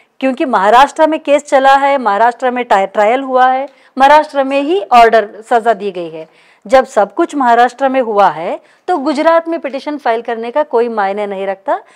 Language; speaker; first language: Hindi; non-native, local second language; Kannada